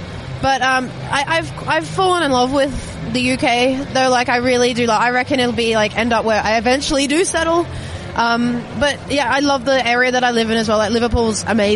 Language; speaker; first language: English; native; English